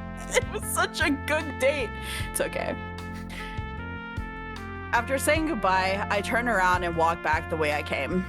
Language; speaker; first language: English; native; English